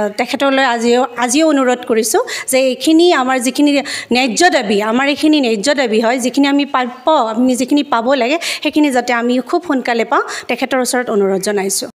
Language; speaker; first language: Assamese; native; Assamese